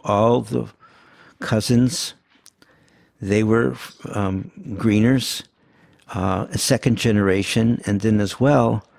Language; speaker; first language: English; early bilingual, other home language; Yiddish